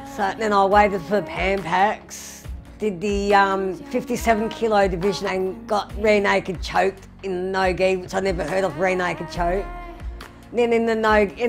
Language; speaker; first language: English; native; English